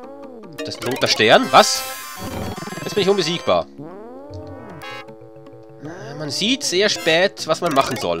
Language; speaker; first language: German; native; German